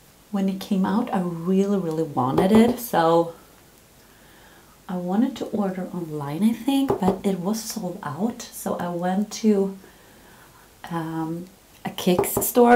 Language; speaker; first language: English; non-native, fluent; Swedish